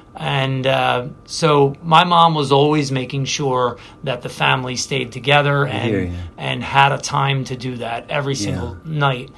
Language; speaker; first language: English; native; English